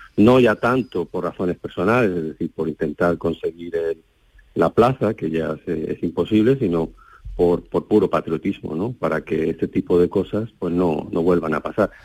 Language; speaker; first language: Spanish; native; Spanish